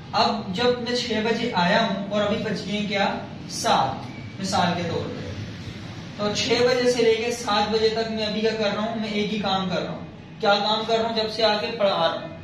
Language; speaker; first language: Hindi; native; Hindi